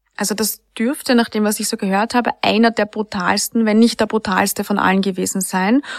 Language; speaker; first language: German; native; German